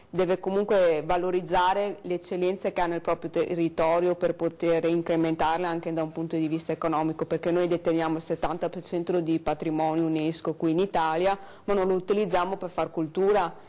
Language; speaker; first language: Italian; native; Italian